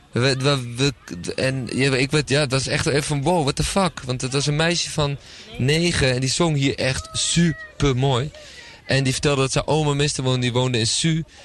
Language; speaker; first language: Dutch; native; Dutch